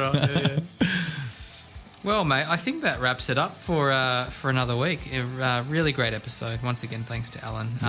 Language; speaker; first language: English; native; English